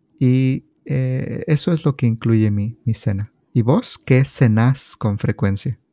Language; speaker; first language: Spanish; native; Spanish